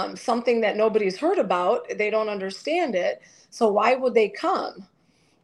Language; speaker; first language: English; native; English